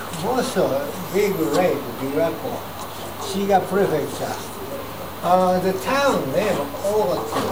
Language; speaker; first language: English; non-native, learner; Japanese